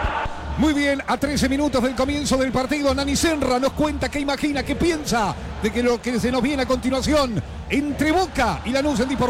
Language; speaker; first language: Spanish; native; Spanish